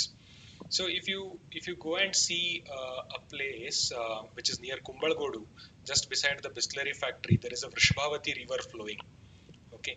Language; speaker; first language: English; non-native, local second language; Kannada